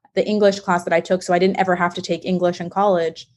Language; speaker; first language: English; native; English